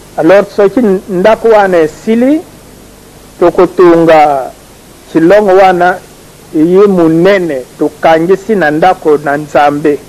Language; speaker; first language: Lingala; non-native, local second language; Kongo